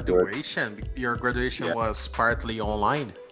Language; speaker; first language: English; non-native, fluent; Portuguese